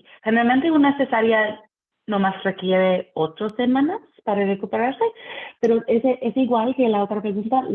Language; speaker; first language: Spanish; early bilingual, heritage; Spanish